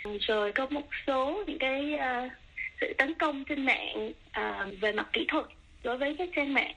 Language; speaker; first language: Vietnamese; early bilingual, other home language; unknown